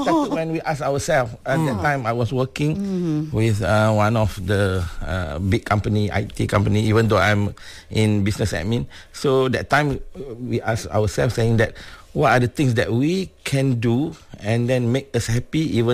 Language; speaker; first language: English; non-native, local second language; Malay